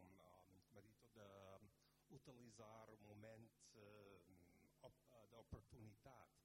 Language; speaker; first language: Catalan; non-native, fluent; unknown